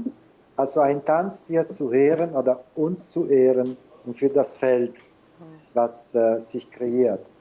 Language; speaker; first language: German; non-native, fluent; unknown